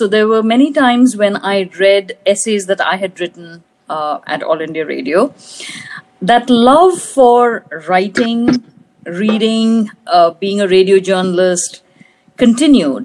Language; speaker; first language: English; non-native, local second language; Hindi